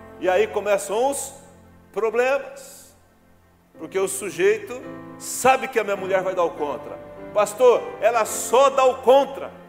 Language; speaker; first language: Portuguese; native; Portuguese